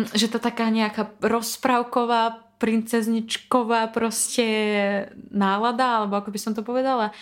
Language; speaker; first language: Slovak; non-native, fluent; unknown